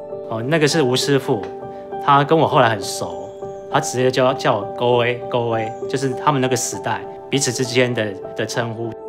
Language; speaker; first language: Chinese; native; Chinese